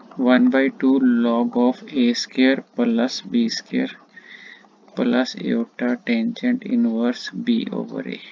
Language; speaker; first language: Hindi; non-native, local second language; Punjabi